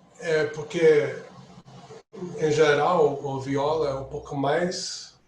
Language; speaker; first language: Portuguese; non-native, fluent; English